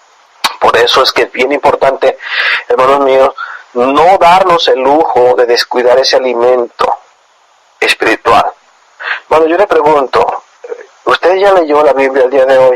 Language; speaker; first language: Spanish; native; Spanish